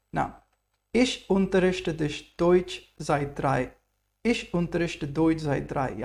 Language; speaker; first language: German; non-native, fluent; English